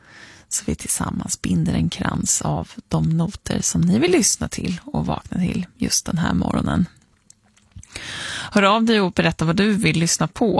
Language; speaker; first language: Swedish; native; Swedish